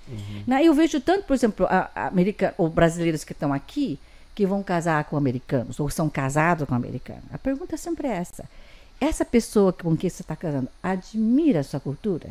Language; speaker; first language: Portuguese; early bilingual, other home language; Chinese